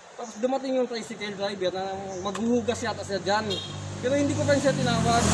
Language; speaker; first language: Filipino; native; Filipino